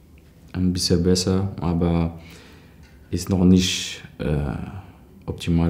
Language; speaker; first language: German; non-native, learner; French